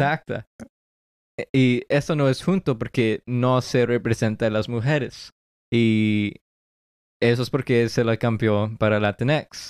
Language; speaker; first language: Spanish; early bilingual, heritage; English